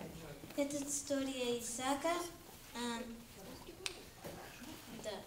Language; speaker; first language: Russian; early bilingual, heritage; Russian